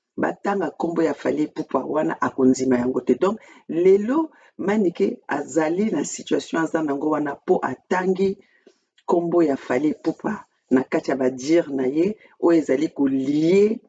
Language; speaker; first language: Lingala; native; Lingala